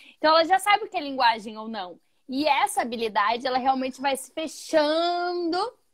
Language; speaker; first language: Portuguese; native; Portuguese